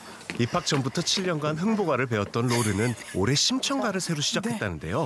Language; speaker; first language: Korean; native; Korean